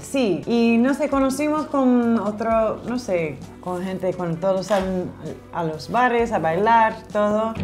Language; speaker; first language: Spanish; non-native, learner; English